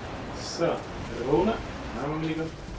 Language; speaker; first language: German; native; German